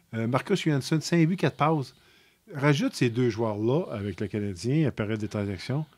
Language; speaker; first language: French; native; French